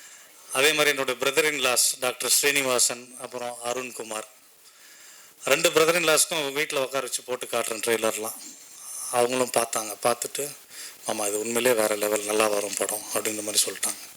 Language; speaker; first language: Tamil; native; Tamil